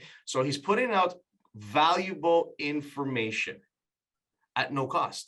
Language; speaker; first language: English; native; English